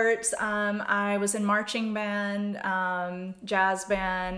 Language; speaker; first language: English; native; English